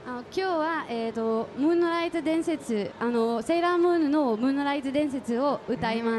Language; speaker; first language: Japanese; non-native, fluent; French